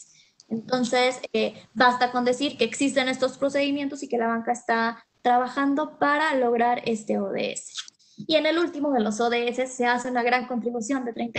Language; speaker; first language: Spanish; native; Spanish